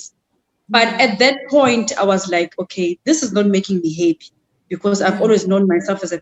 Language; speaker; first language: English; non-native, local second language; Zulu